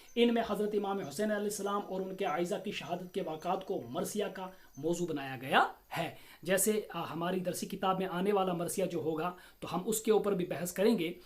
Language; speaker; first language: Urdu; non-native, local second language; Kashmiri